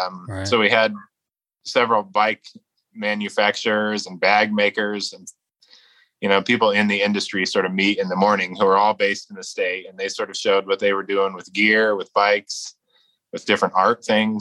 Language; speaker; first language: English; native; English